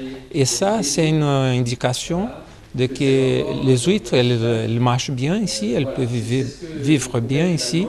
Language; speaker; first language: French; non-native, fluent; Portuguese